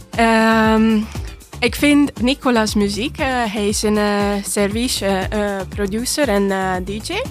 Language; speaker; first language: Dutch; non-native, learner; Hungarian